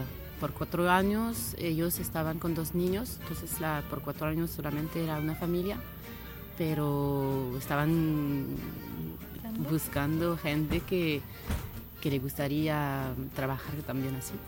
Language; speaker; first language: Spanish; non-native, fluent; French